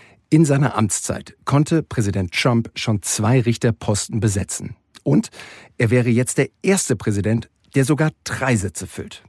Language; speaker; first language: German; native; German